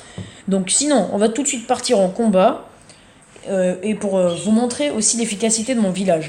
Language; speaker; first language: French; native; French